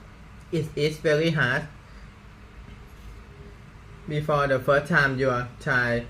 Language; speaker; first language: English; non-native, learner; Thai